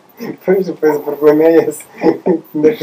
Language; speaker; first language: Portuguese; native; Portuguese